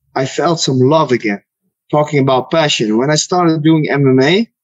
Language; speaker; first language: English; non-native, fluent; Dutch